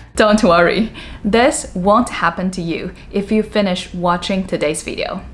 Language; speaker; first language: English; non-native, fluent; Chinese